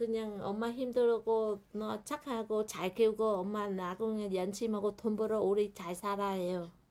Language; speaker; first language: Korean; non-native, learner; Vietnamese